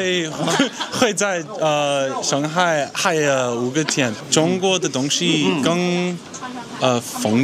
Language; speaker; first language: Chinese; non-native, learner; English